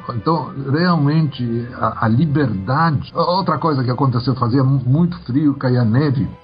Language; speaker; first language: Portuguese; early bilingual, other home language; Polish